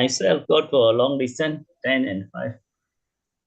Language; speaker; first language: English; non-native, learner; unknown